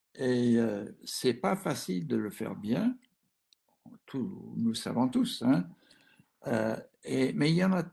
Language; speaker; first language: French; non-native, fluent; English